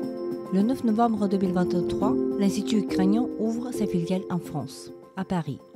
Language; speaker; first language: French; non-native, fluent; Ukrainian